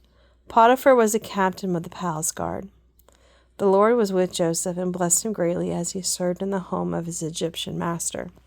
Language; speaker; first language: English; native; English